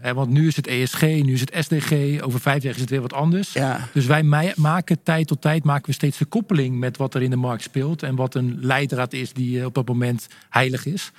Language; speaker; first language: Dutch; native; Dutch